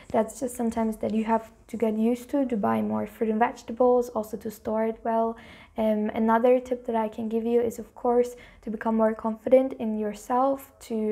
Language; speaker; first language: English; non-native, fluent; German